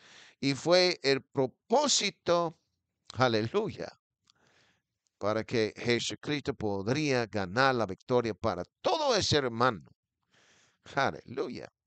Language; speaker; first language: Spanish; non-native, fluent; English